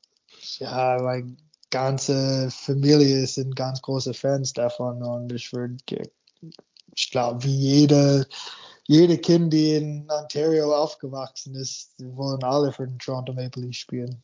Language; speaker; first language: German; non-native, fluent; English